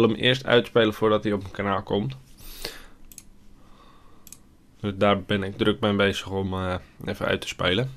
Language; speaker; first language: Dutch; native; Dutch